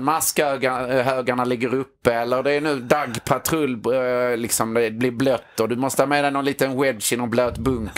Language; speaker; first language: Swedish; native; Swedish